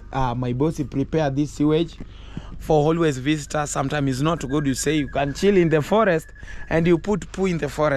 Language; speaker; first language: English; non-native, learner; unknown